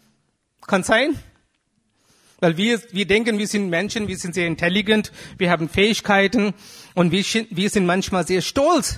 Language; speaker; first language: German; non-native, fluent; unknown